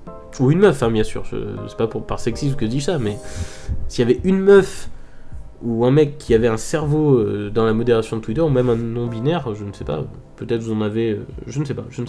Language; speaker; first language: French; native; French